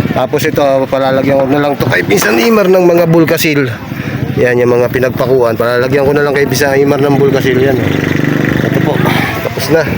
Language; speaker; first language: Filipino; non-native, local second language; Cebuano